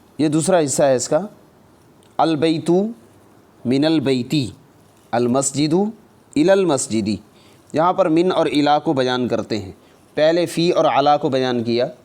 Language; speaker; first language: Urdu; non-native, local second language; Punjabi